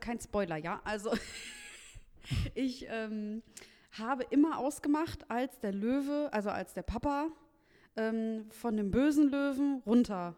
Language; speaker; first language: German; native; German